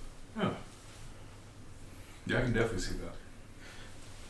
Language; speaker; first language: English; native; English